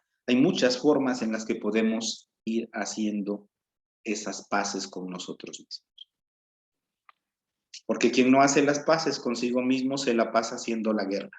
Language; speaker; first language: Spanish; native; Spanish